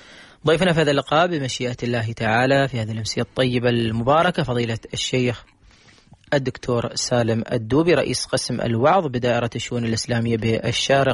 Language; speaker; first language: Arabic; native; Arabic